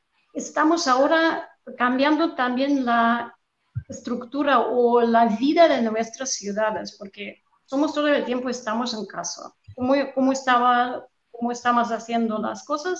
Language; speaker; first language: Spanish; non-native, fluent; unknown